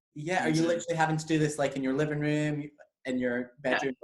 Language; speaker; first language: English; native; English